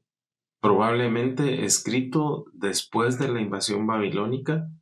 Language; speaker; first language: Spanish; native; Spanish